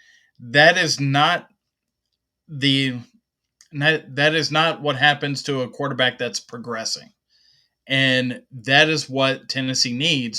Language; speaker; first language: English; native; English